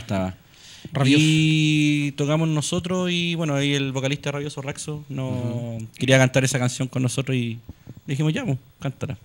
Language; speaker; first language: Spanish; native; Spanish